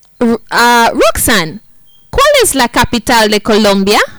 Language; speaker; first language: Spanish; non-native, fluent; English